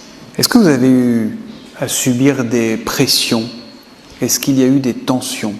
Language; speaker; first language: French; native; French